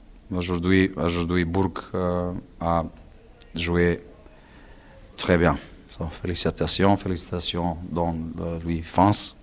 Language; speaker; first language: French; non-native, learner; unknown